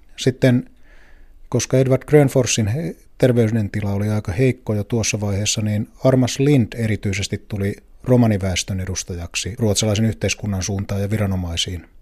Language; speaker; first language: Finnish; native; Finnish